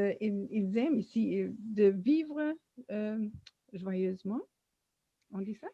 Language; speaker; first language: French; non-native, learner; German